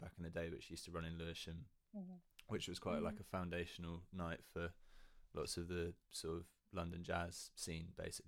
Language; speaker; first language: English; native; English